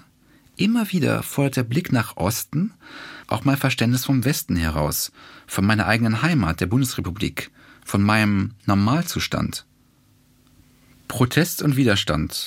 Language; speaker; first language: German; native; German